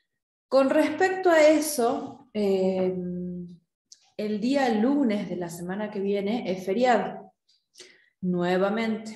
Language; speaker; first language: Spanish; native; Spanish